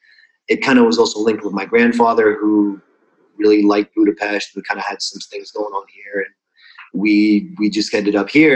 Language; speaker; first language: English; non-native, fluent; Russian